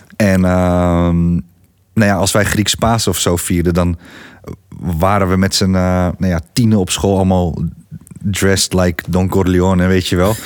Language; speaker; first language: Dutch; early bilingual, other home language; Greek